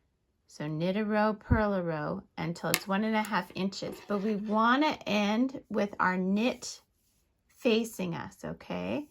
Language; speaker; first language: English; native; English